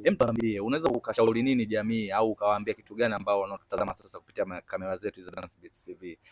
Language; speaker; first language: Swahili; native; Swahili